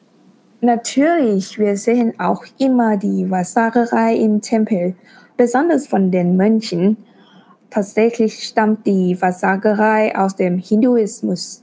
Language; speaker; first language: German; non-native, fluent; Thai